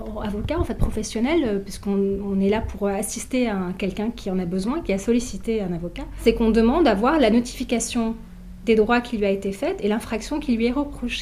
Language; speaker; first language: French; native; French